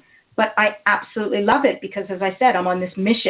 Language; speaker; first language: English; native; English